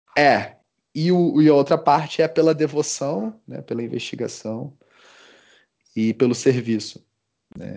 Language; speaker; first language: Portuguese; native; Portuguese